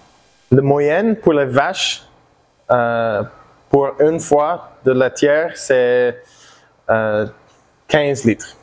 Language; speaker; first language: French; non-native, learner; English